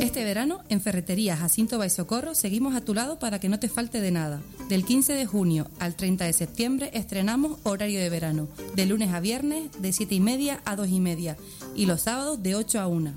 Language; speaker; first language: Spanish; native; Spanish